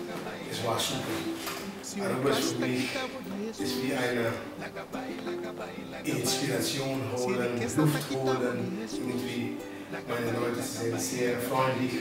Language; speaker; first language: German; non-native, fluent; Papiamento